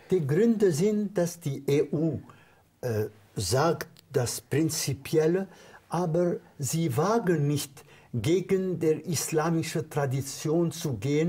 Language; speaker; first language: German; non-native, fluent; Arabic